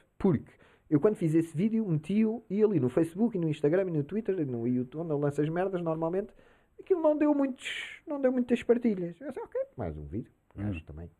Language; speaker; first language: Portuguese; early bilingual, heritage; Portuguese